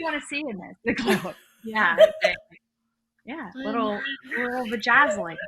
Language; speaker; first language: English; native; English